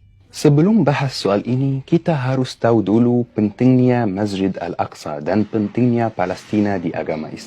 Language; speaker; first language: Indonesian; non-native, fluent; Arabic